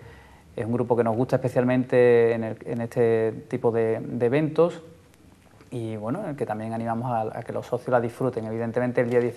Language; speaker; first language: Spanish; native; Spanish